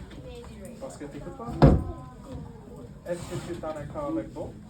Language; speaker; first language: French; non-native, local second language; English